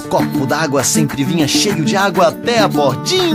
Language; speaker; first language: Portuguese; native; Portuguese